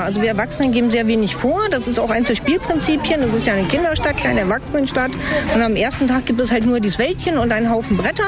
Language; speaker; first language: German; native; German